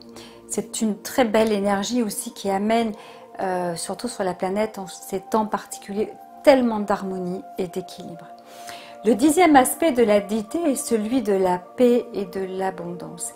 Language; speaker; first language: French; native; French